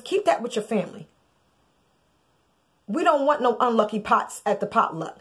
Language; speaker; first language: English; native; English